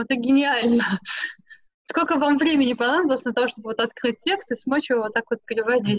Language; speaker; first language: Russian; native; Russian